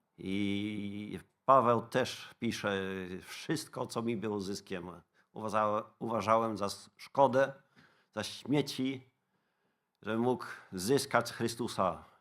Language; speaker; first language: Polish; non-native, fluent; Dutch